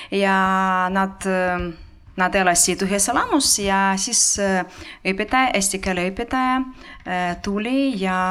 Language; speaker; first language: Estonian; non-native, fluent; Ukrainian